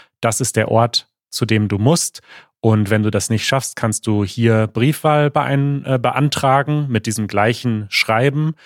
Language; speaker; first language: German; native; German